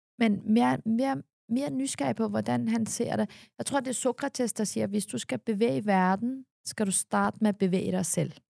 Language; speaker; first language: Danish; early bilingual, other home language; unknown